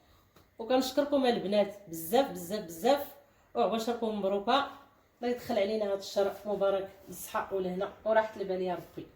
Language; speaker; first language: Arabic; native; Arabic